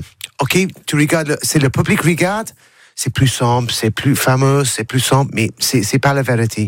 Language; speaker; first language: French; non-native, learner; English